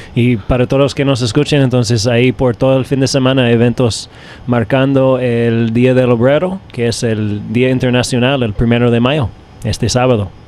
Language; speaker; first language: Spanish; non-native, fluent; English